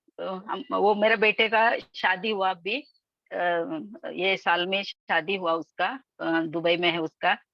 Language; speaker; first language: Hindi; non-native, local second language; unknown